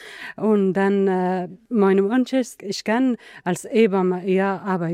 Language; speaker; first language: German; non-native, learner; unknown